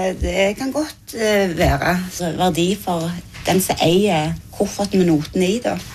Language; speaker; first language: Norwegian; native; Norwegian